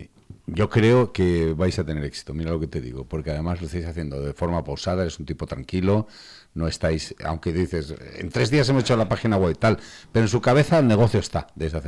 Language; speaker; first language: Spanish; native; Spanish